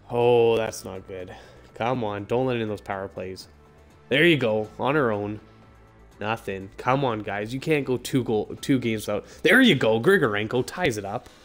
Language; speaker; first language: English; native; English